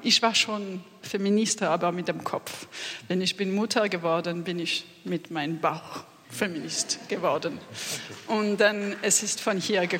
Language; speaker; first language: German; non-native, learner; French